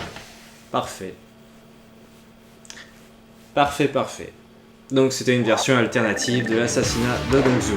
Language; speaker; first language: French; native; French